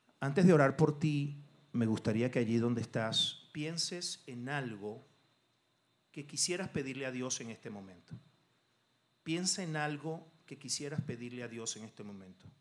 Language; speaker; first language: Spanish; early bilingual, other home language; Portuguese